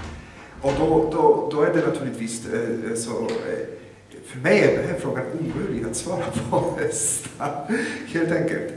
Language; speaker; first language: Swedish; non-native, fluent; Polish